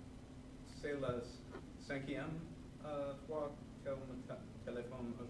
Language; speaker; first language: French; non-native, learner; English